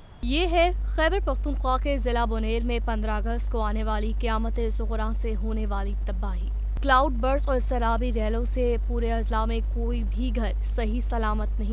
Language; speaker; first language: Urdu; native; Urdu